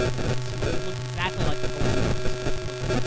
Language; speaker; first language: English; native; English